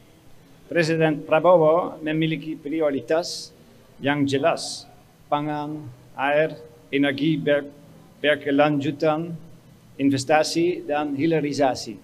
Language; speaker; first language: Indonesian; non-native, fluent; Dutch